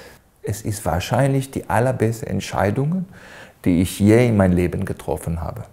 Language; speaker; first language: German; non-native, fluent; Hebrew